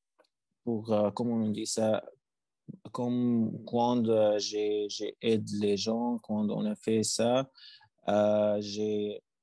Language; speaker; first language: French; non-native, learner; Arabic